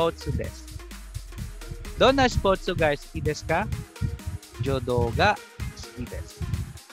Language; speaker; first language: Japanese; non-native, fluent; Filipino